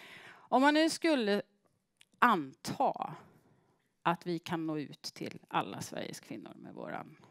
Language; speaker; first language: Swedish; native; Swedish